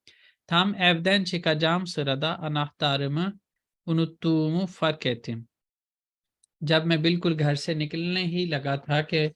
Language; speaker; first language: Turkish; non-native, fluent; Urdu